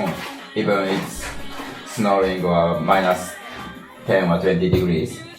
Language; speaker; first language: English; non-native, learner; Japanese